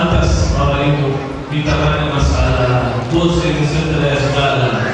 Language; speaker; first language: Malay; non-native, fluent; Arabic